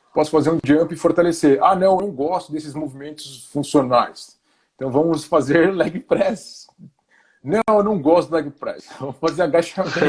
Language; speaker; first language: Portuguese; native; Portuguese